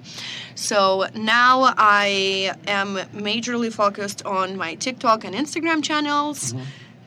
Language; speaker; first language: English; non-native, fluent; Russian